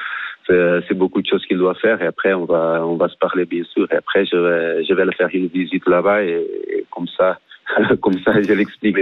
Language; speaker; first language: French; non-native, fluent; Portuguese